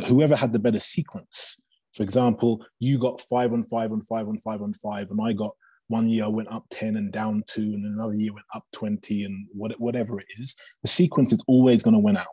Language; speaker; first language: English; native; English